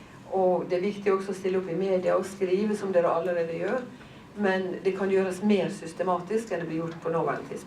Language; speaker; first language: Norwegian; native; Norwegian